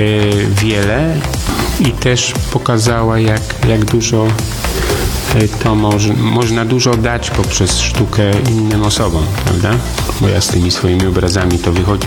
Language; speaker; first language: Polish; native; Polish